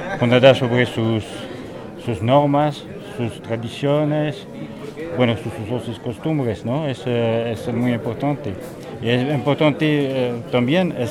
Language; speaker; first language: Spanish; non-native, fluent; French